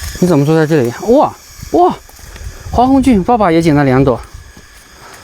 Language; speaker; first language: Chinese; native; Chinese